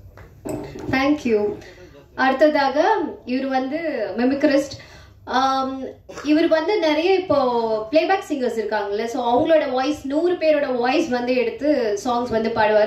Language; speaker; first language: Tamil; native; Tamil